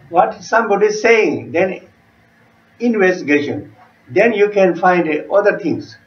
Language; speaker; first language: English; non-native, learner; Tibetan